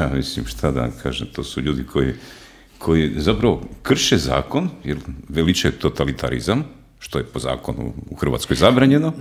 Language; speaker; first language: Croatian; native; Croatian